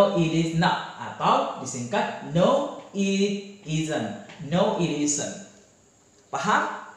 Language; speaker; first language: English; non-native, fluent; Indonesian